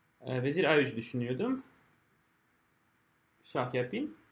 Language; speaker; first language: Turkish; non-native, fluent; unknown